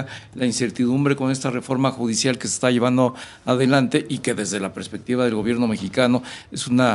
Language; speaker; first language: Spanish; native; Spanish